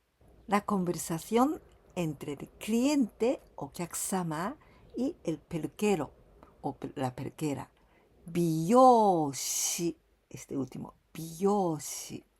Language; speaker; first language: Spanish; non-native, fluent; Japanese